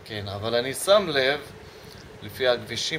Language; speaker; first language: Hebrew; non-native, local second language; Arabic